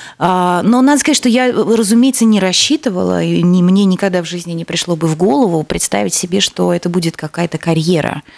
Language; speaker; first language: Russian; native; Russian